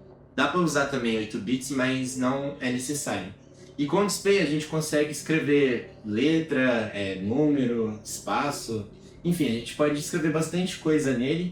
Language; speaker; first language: Portuguese; native; Portuguese